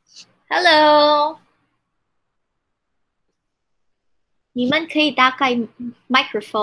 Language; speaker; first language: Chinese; non-native, learner; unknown